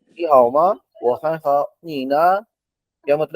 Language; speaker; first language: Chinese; non-native, fluent; Hindi